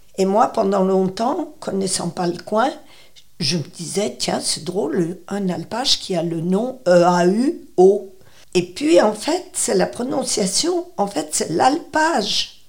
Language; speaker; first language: French; native; French